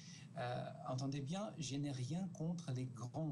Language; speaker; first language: French; non-native, fluent; Portuguese